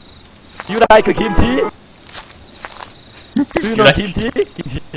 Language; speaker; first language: English; non-native, learner; Korean